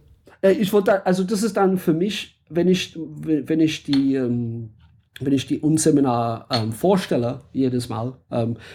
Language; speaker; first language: German; non-native, fluent; English